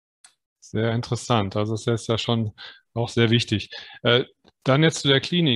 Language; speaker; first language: German; native; German